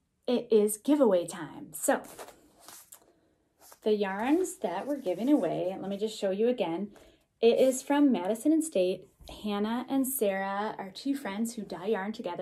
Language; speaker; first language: English; native; English